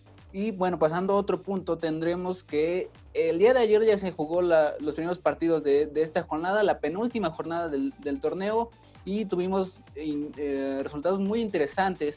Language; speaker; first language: Spanish; native; Spanish